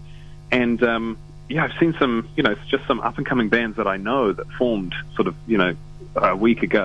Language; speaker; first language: English; native; English